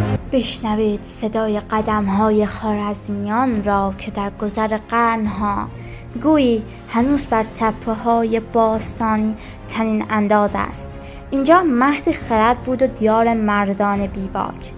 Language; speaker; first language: Persian; native; Persian